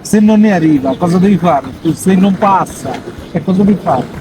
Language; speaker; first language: Italian; non-native, learner; Bangla